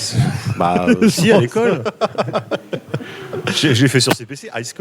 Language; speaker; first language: French; native; French